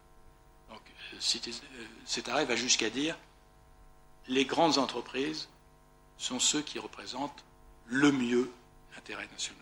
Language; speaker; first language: French; native; French